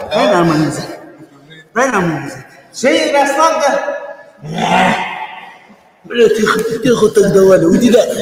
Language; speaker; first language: Russian; non-native, local second language; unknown